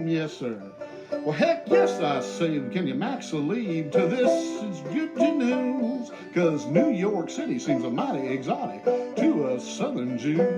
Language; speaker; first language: English; native; English